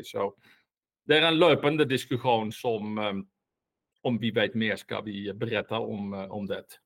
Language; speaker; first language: Swedish; non-native, fluent; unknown